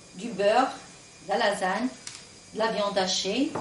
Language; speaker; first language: French; non-native, local second language; Arabic